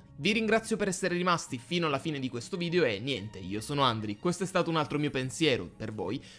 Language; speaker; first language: Italian; native; Italian